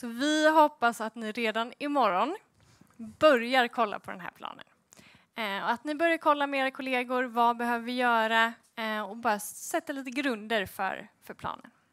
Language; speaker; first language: Swedish; native; Swedish